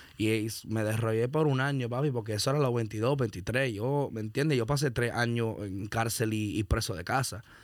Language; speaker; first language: Spanish; early bilingual, heritage; Spanish